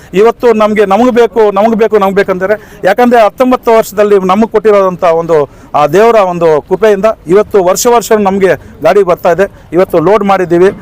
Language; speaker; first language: Kannada; native; Kannada